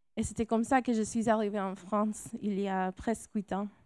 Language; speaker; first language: French; non-native, fluent; English